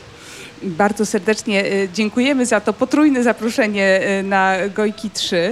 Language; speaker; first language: Polish; native; Polish